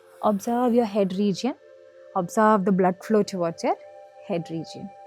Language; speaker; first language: English; non-native, local second language; Malayalam